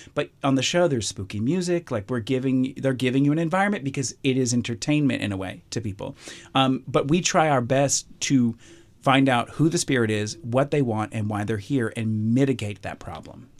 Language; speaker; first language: English; native; English